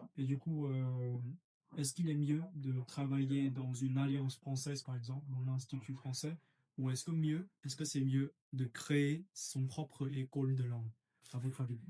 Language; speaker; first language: French; non-native, fluent; Vietnamese